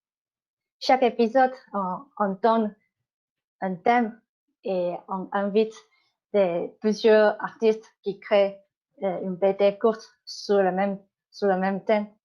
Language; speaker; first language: French; non-native, fluent; Chinese